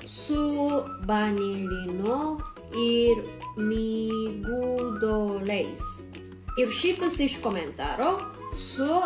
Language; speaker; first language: Lithuanian; non-native, learner; Japanese